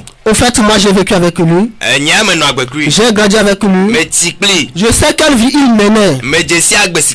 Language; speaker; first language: French; early bilingual, other home language; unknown